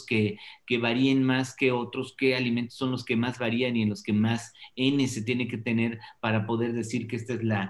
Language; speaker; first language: Spanish; native; Spanish